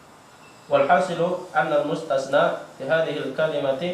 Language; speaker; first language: Arabic; non-native, learner; Indonesian